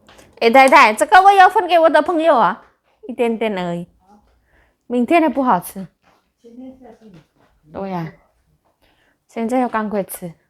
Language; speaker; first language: Chinese; non-native, learner; Javanese